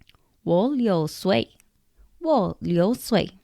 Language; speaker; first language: Chinese; non-native, learner; English